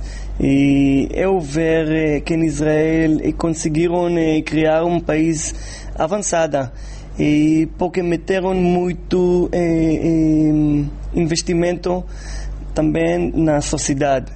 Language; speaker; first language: Portuguese; non-native, fluent; Hebrew